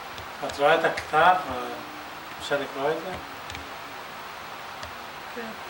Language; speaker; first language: Hebrew; early bilingual, other home language; Arabic